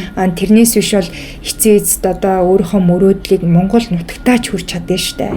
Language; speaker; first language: Mongolian; early bilingual, heritage; Mongolian